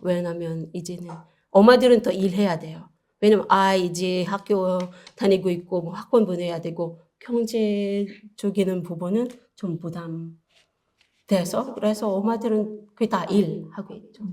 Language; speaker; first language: Korean; non-native, learner; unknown